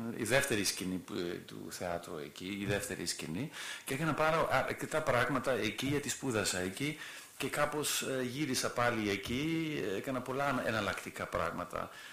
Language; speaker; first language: Greek; non-native, fluent; German